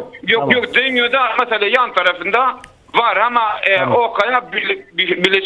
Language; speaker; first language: Turkish; non-native, local second language; Kurdish